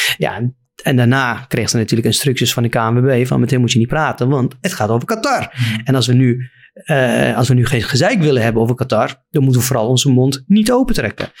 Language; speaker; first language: Dutch; non-native, fluent; Arabic